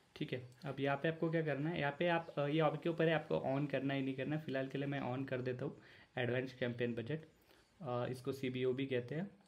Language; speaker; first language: Hindi; non-native, local second language; Marathi